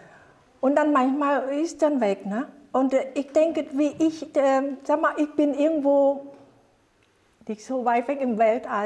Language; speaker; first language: German; non-native, fluent; Vietnamese